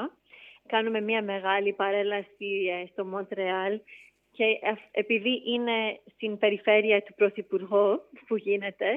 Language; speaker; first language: Greek; early bilingual, heritage; Greek